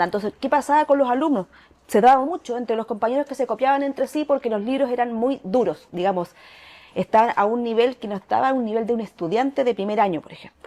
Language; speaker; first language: Spanish; native; Spanish